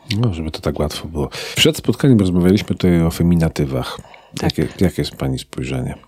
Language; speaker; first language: Polish; native; Polish